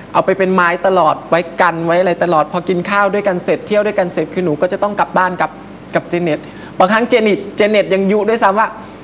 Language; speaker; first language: Thai; native; Thai